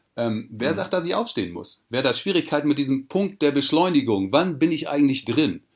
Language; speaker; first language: German; native; German